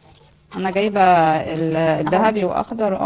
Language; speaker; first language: Arabic; native; Arabic